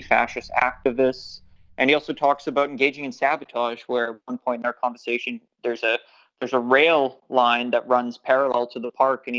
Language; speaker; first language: English; native; English